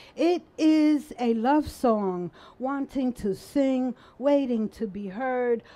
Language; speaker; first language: English; early bilingual, other home language; Spanish